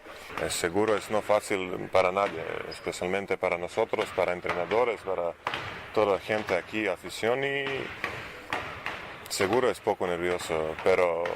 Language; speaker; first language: Spanish; non-native, learner; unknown